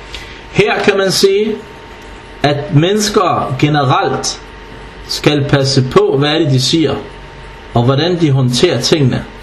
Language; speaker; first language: Danish; non-native, fluent; Arabic